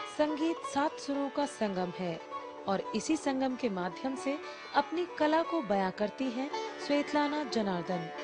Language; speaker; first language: Hindi; native; Hindi